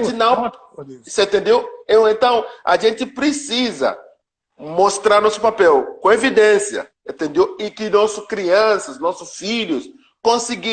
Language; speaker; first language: Portuguese; non-native, learner; Yoruba